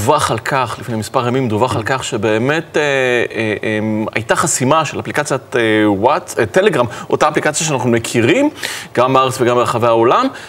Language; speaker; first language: Hebrew; native; Hebrew